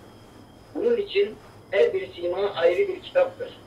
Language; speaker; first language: Turkish; native; Turkish